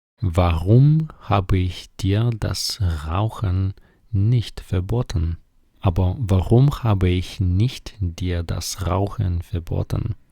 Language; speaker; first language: German; non-native, fluent; Ukrainian